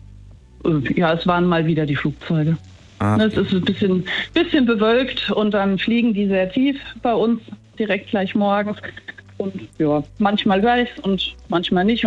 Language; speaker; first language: German; native; German